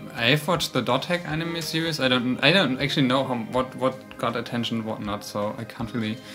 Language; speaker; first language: English; non-native, fluent; German